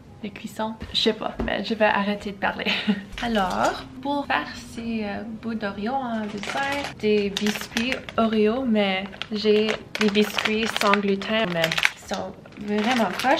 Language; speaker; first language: French; early bilingual, heritage; English